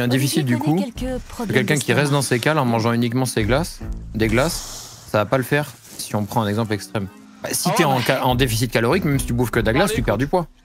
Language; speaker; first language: French; native; French